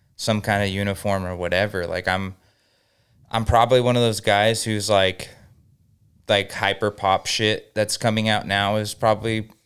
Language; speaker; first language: English; native; English